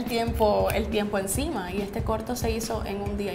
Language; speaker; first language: Spanish; native; Spanish